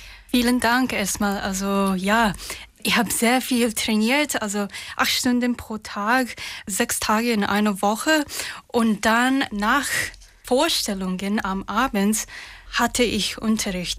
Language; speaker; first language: German; non-native, fluent; Japanese